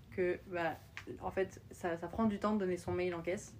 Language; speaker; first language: French; native; French